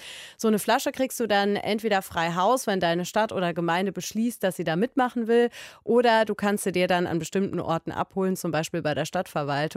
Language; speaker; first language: German; native; German